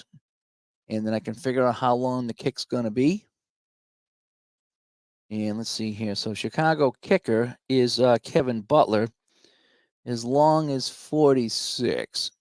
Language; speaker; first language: English; native; English